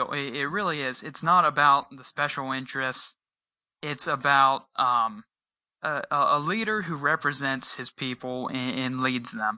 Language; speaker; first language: English; native; English